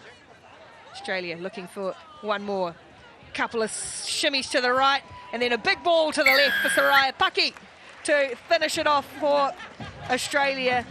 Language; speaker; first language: English; native; English